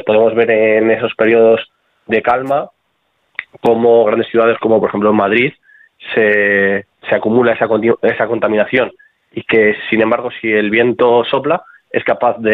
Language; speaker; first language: Spanish; native; Spanish